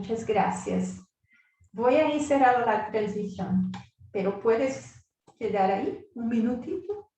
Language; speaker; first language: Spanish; non-native, learner; Portuguese